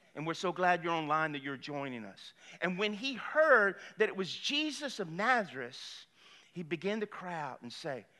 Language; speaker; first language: English; native; English